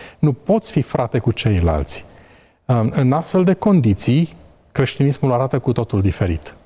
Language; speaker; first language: Romanian; native; Romanian